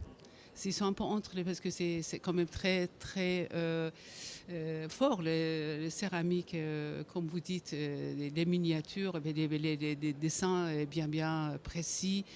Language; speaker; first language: French; non-native, fluent; Persian